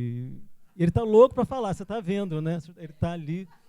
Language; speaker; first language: Portuguese; native; Portuguese